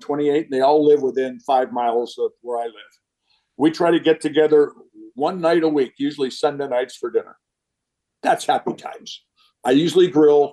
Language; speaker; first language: English; native; English